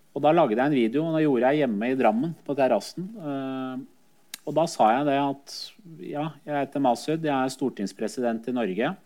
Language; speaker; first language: Norwegian; early bilingual, other home language; Persian